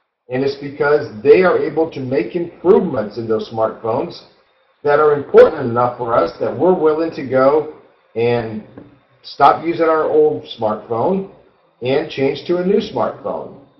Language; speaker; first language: English; native; English